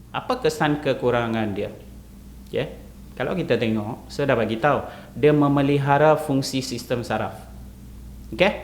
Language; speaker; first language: Malay; non-native, local second language; Tamil